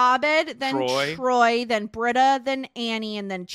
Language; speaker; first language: English; native; English